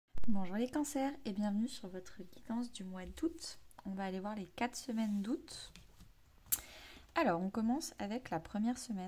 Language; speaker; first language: French; native; French